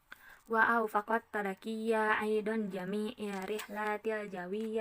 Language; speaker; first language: Arabic; non-native, learner; Indonesian